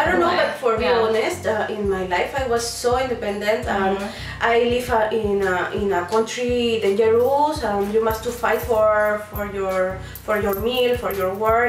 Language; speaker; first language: English; non-native, learner; Spanish